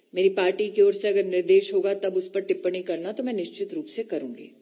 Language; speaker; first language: Hindi; native; Hindi